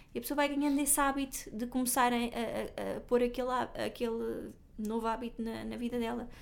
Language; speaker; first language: Portuguese; native; Portuguese